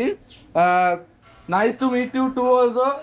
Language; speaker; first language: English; non-native, learner; Sinhala